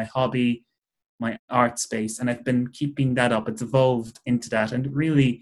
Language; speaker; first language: English; native; English